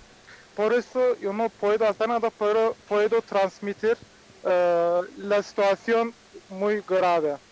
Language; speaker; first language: Spanish; non-native, fluent; Turkish